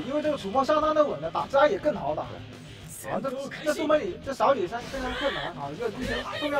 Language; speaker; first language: Chinese; native; Chinese